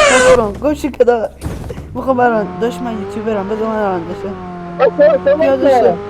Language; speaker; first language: Turkish; non-native, learner; Persian